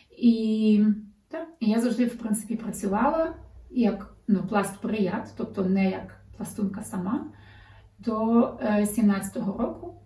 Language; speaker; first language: Ukrainian; early bilingual, heritage; Ukrainian